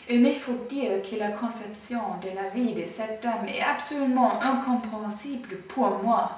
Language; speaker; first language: French; non-native, learner; German